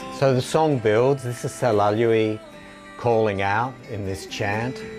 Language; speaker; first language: English; native; English